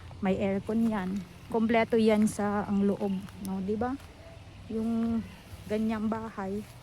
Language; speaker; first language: Filipino; non-native, local second language; Iloko